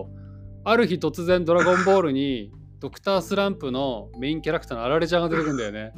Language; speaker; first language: Japanese; native; Japanese